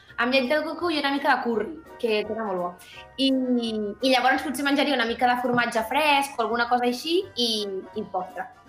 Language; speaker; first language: Catalan; native; Catalan